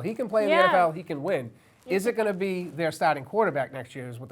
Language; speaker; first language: English; native; English